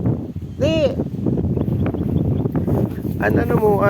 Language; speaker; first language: Filipino; non-native, local second language; Bikol